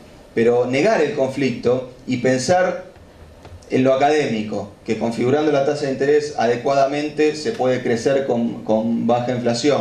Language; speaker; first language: Spanish; native; Spanish